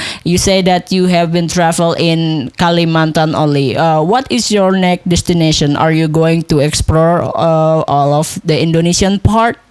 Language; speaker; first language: English; non-native, local second language; Indonesian